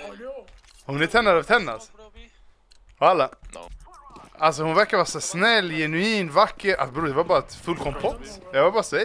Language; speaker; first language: Swedish; native; Swedish